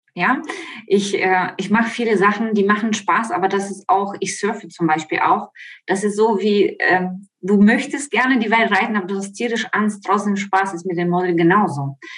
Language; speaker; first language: German; non-native, fluent; Ukrainian